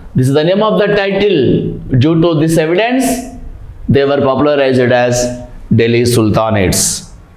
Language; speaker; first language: English; non-native, local second language; Telugu